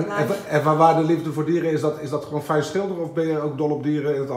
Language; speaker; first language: Dutch; native; Dutch